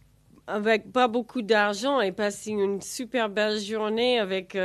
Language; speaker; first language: French; non-native, learner; English